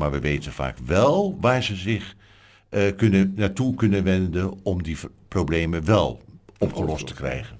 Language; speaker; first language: Dutch; native; Dutch